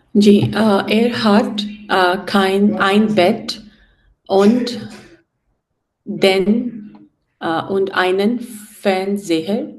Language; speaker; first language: German; non-native, learner; Urdu